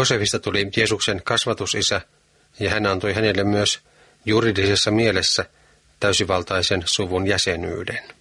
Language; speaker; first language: Finnish; native; Finnish